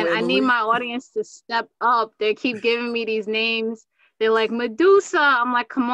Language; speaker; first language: English; native; English